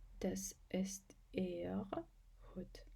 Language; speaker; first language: German; non-native, fluent; Ukrainian